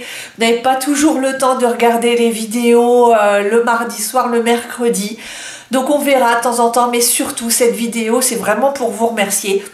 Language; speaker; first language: French; native; French